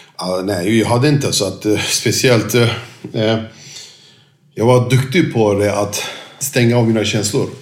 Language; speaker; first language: Swedish; non-native, fluent; Turkish